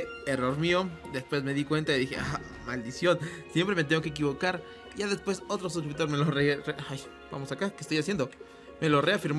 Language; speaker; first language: Spanish; native; Spanish